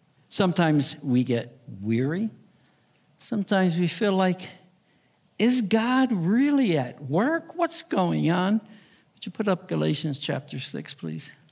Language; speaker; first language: English; native; English